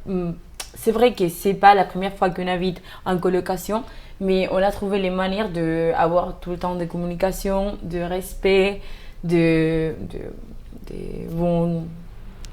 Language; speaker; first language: French; non-native, fluent; Spanish